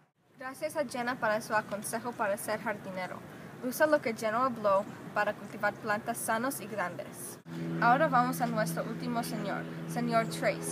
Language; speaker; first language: Spanish; non-native, learner; English